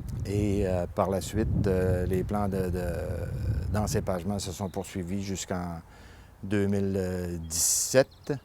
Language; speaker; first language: French; native; French